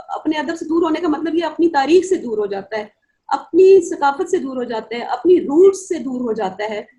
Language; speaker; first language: Urdu; non-native, local second language; Punjabi